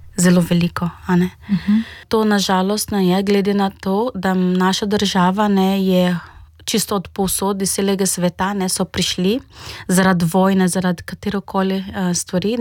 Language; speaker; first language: Slovenian; non-native, fluent; Portuguese